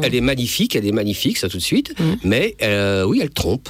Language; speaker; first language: French; native; French